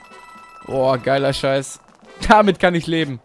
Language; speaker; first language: German; native; German